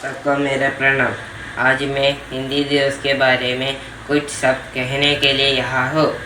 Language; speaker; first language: Hindi; non-native, local second language; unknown